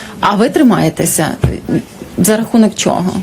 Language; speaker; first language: Ukrainian; native; Ukrainian